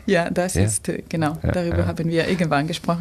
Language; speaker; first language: German; non-native, fluent; Spanish